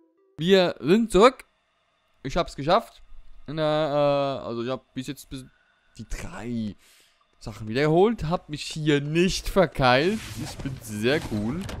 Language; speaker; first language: German; native; German